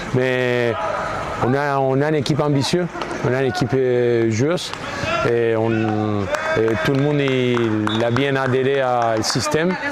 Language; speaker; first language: French; non-native, fluent; Spanish